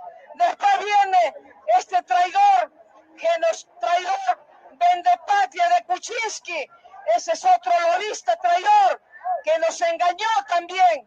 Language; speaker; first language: Spanish; native; Spanish